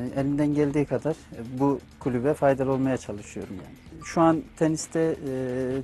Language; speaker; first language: Turkish; native; Turkish